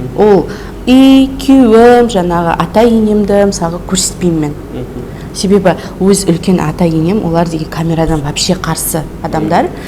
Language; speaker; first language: Kazakh; non-native, local second language; Russian